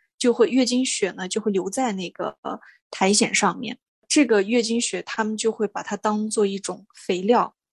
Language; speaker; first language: Chinese; non-native, local second language; Mongolian